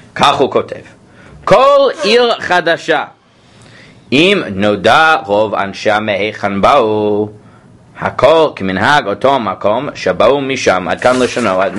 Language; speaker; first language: Hebrew; non-native, fluent; English